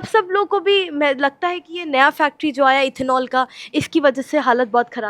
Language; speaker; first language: Hindi; native; Hindi